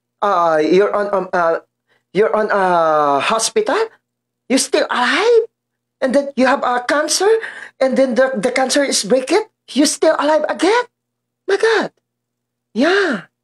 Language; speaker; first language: English; non-native, learner; Filipino